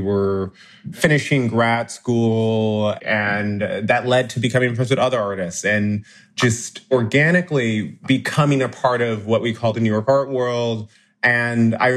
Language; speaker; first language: English; native; English